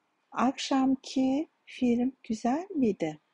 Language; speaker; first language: Turkish; non-native, fluent; Kazakh